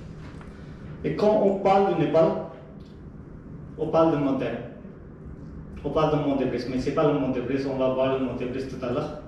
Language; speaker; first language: French; non-native, fluent; Nepali